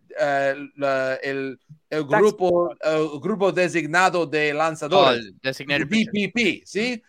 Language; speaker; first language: Spanish; non-native, learner; English